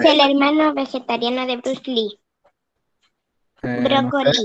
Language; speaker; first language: Spanish; native; Spanish